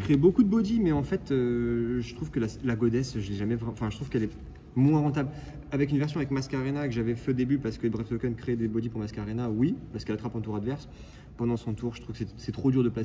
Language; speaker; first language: French; native; French